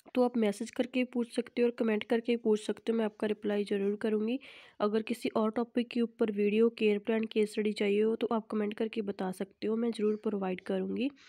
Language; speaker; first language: Hindi; non-native, local second language; Punjabi